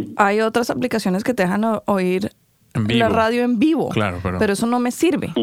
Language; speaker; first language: Spanish; native; Spanish